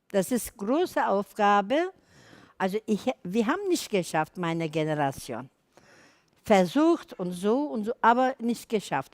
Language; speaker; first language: German; non-native, learner; Turkish